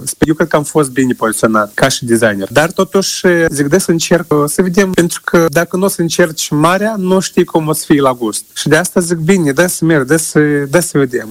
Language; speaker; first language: Romanian; native; Romanian